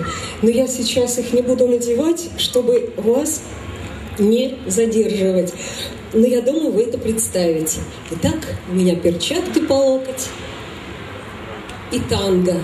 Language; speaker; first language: Russian; native; Russian